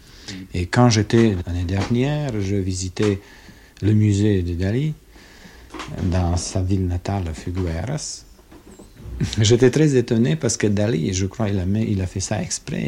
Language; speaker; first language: French; non-native, fluent; Croatian